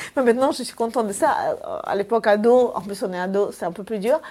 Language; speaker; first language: French; early bilingual, other home language; Russian